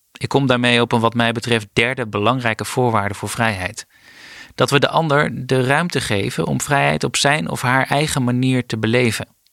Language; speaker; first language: Dutch; native; Dutch